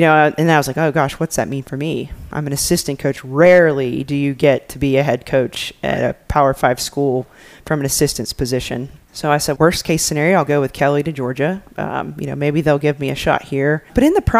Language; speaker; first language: English; native; English